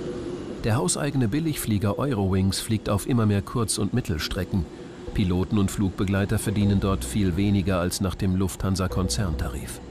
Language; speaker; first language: German; native; German